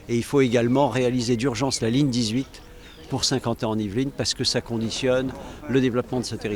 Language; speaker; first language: French; native; French